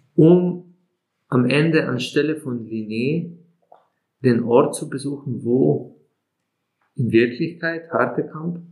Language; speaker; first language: German; non-native, fluent; Slovenian